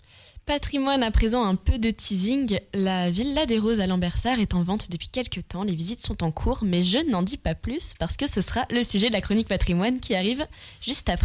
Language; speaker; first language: French; native; French